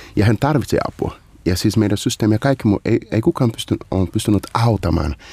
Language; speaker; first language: Finnish; non-native, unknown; Portuguese